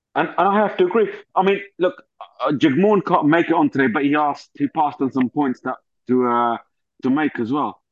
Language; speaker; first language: English; native; English